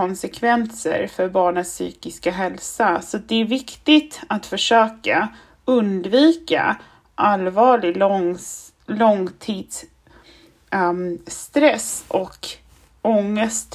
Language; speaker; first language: Swedish; non-native, fluent; German